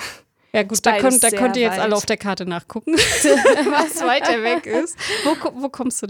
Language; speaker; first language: German; native; German